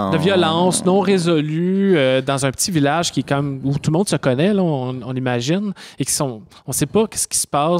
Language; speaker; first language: French; native; French